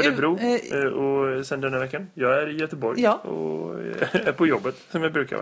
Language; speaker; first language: Swedish; native; Swedish